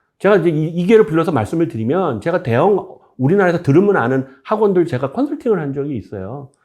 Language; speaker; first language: Korean; native; Korean